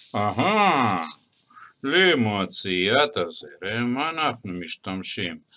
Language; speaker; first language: Hebrew; non-native, fluent; Russian